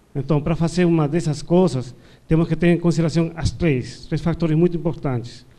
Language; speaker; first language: Portuguese; non-native, learner; Spanish